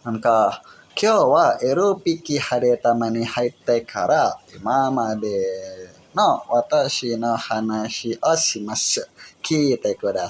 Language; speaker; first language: Japanese; non-native, learner; Indonesian